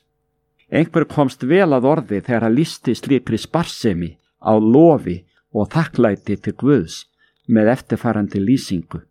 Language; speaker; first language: Icelandic; native; Icelandic